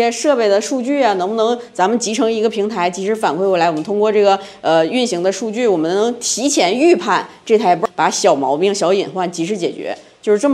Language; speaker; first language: Chinese; native; Chinese